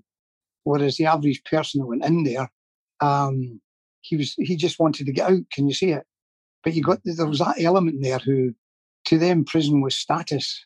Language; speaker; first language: English; native; English